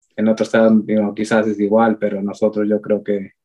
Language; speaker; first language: Spanish; early bilingual, heritage; Spanish